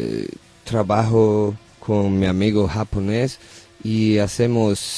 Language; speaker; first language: Spanish; non-native, learner; English